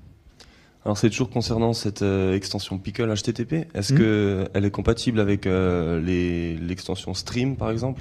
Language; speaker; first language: French; native; French